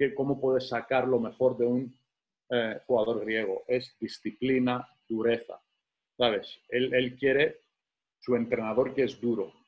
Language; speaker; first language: Spanish; non-native, fluent; Greek